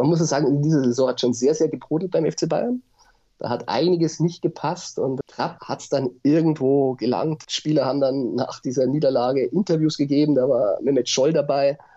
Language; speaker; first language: German; native; German